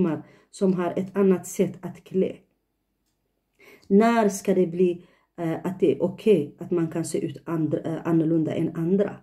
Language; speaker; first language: Swedish; non-native, fluent; Tigrinya